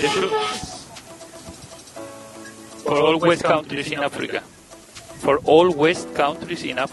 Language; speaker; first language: English; non-native, learner; Spanish